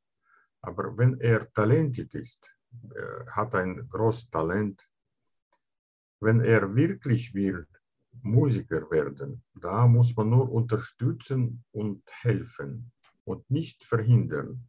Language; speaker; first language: German; non-native, fluent; Russian